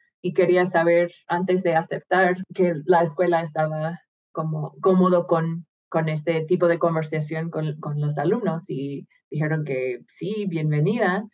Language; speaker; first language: Spanish; non-native, fluent; English